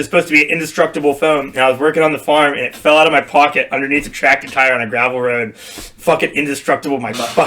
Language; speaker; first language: English; native; English